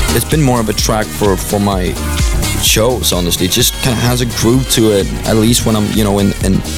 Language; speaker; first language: English; non-native, fluent; Swedish